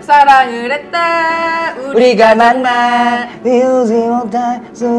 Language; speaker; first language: Korean; native; Korean